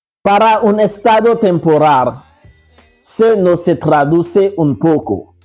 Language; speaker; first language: Spanish; non-native, fluent; Haitian Creole